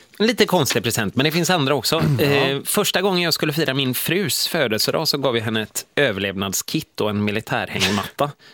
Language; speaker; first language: Swedish; native; Swedish